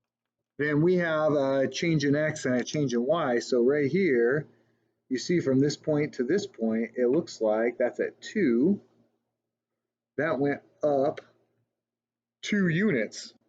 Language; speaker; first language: English; native; English